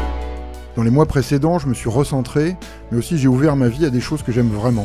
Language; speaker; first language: French; native; French